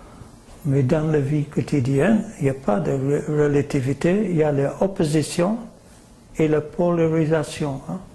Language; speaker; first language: French; non-native, learner; English